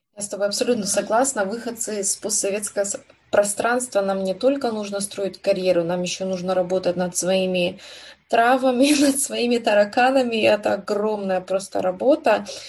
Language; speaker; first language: Russian; native; Russian